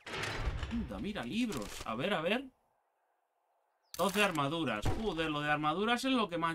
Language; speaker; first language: Spanish; native; Spanish